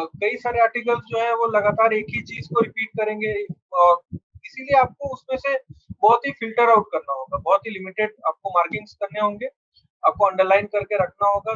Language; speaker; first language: Hindi; non-native, local second language; Bangla